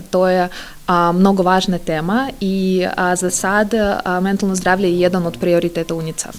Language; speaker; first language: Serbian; non-native, fluent; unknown